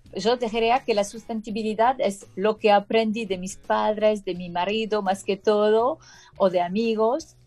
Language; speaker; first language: Spanish; non-native, fluent; French